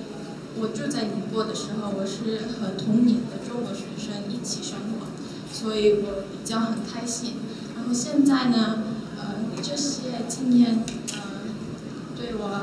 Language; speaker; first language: Chinese; non-native, learner; Korean